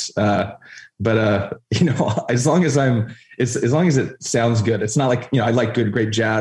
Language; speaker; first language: English; native; English